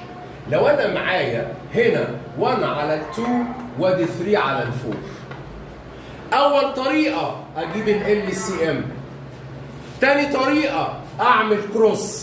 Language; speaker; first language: Arabic; native; Arabic